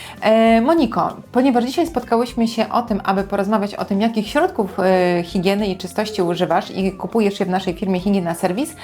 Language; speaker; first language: Polish; native; Polish